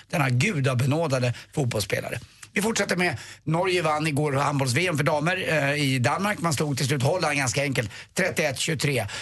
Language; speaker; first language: Swedish; native; Swedish